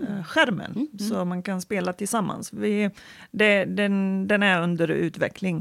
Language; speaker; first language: Swedish; non-native, fluent; Arabic